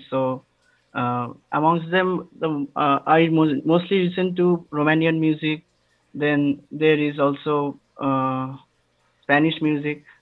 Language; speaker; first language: English; non-native, local second language; Bangla